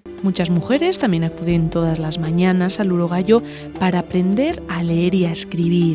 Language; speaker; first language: Spanish; native; Spanish